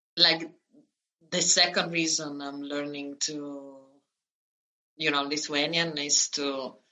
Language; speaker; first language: English; non-native, fluent; Italian